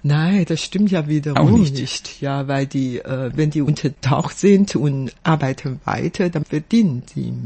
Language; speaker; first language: German; non-native, fluent; Chinese